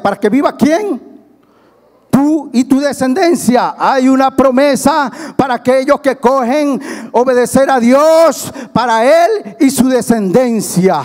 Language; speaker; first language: Spanish; native; Spanish